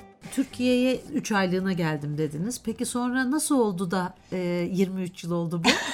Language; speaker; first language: Turkish; native; Turkish